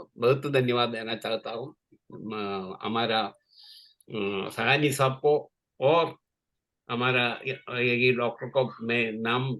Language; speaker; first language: Hindi; non-native, local second language; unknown